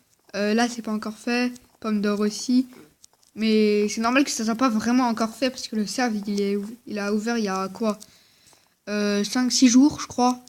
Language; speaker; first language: French; native; French